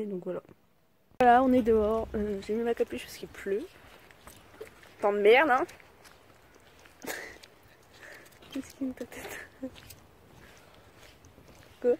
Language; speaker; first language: French; native; French